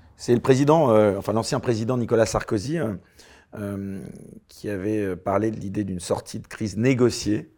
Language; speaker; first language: French; native; French